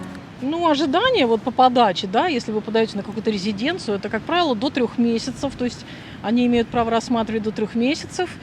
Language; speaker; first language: Russian; native; Russian